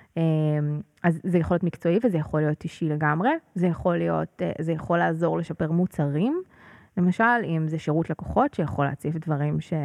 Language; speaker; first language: Hebrew; native; Hebrew